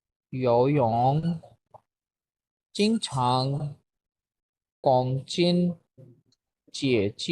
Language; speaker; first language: Chinese; non-native, learner; Urdu